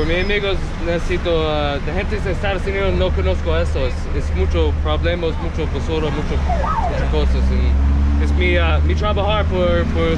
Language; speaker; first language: Spanish; non-native, learner; English